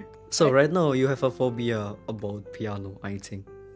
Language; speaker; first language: English; non-native, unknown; Indonesian